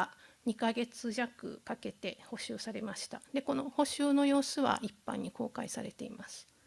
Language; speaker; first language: Japanese; native; Japanese